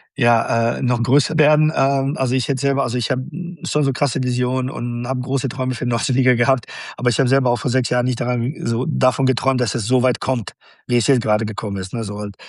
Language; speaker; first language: German; non-native, fluent; Bosnian